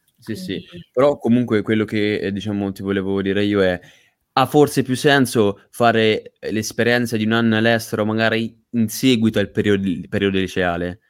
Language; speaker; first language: Italian; native; Italian